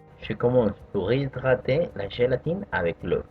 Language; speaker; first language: French; non-native, fluent; Spanish